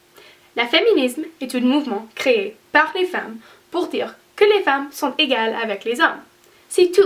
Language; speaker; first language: French; non-native, learner; English